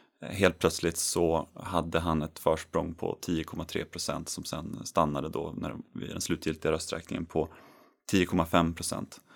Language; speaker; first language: Swedish; native; Swedish